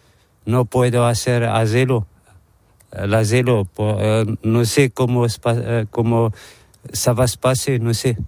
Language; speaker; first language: Spanish; non-native, learner; Arabic